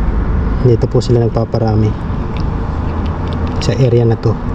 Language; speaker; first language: Filipino; native; Filipino